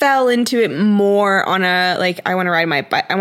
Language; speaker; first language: English; native; English